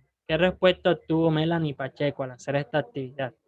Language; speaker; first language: Spanish; native; Spanish